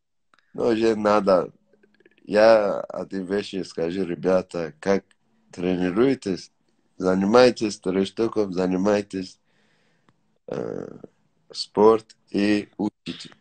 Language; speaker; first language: Russian; non-native, learner; Tajik